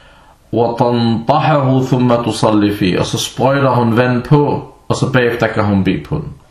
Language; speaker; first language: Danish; non-native, fluent; Arabic